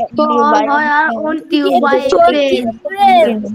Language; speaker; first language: English; non-native, learner; Bangla